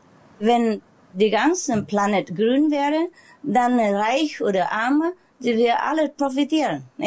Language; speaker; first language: German; non-native, learner; Vietnamese